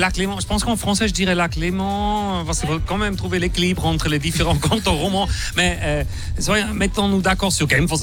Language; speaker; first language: French; non-native, local second language; German